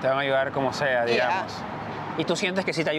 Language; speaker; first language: Spanish; native; Spanish